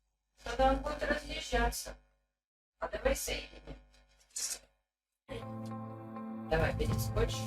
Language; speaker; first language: Russian; native; Russian